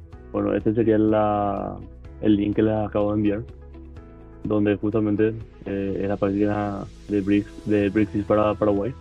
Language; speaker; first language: Spanish; native; Spanish